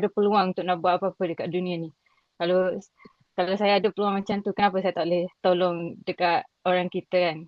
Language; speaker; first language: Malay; non-native, local second language; Rohingya